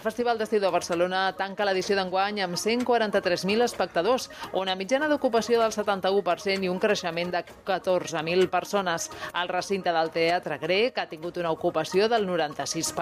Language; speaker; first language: Catalan; native; Catalan